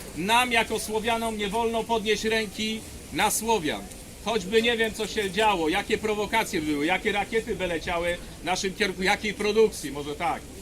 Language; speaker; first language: Polish; native; Polish